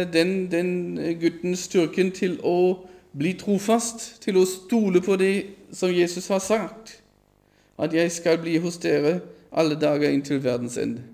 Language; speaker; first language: Norwegian; non-native, fluent; German